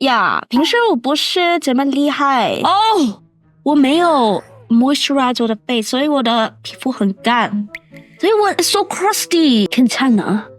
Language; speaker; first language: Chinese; non-native, learner; English